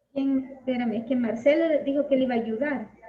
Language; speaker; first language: Spanish; native; Spanish